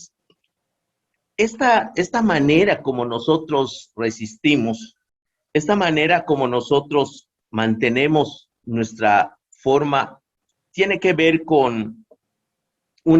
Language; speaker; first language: Spanish; non-native, local second language; Yucateco